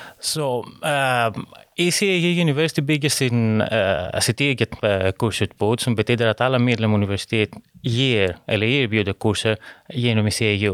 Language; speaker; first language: Swedish; non-native, fluent; Greek